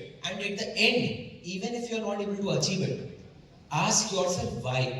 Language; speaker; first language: English; non-native, local second language; Hindi